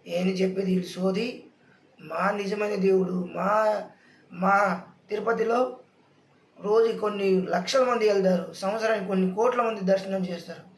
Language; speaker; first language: Telugu; non-native, local second language; Lambadi